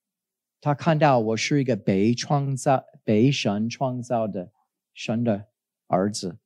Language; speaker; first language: Chinese; non-native, fluent; English